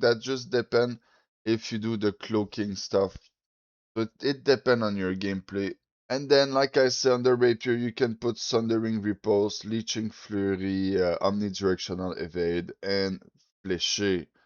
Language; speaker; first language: English; non-native, fluent; French